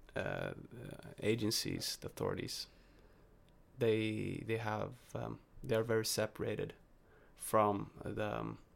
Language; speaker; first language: English; non-native, fluent; Swedish